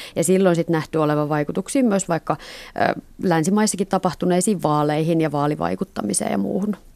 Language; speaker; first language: Finnish; native; Finnish